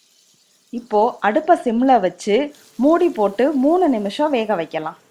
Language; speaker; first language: Tamil; native; Tamil